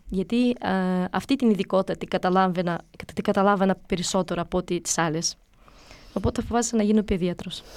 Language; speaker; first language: Greek; early bilingual, other home language; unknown